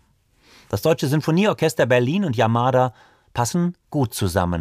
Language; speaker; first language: German; native; German